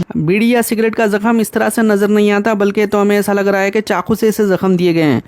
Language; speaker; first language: Hindi; native; Hindi